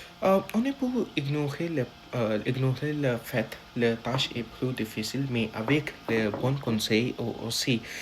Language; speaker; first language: French; non-native, learner; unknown